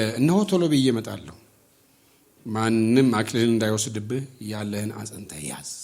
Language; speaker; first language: Amharic; non-native, local second language; Oromo